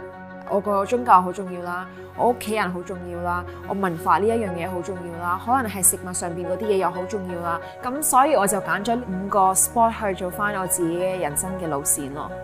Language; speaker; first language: Cantonese; early bilingual, other home language; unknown